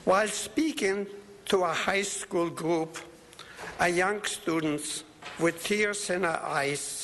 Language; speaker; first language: English; non-native, fluent; Polish